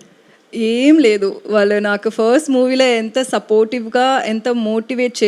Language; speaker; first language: Telugu; non-native, learner; Tamil